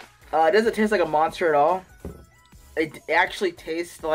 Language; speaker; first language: English; native; English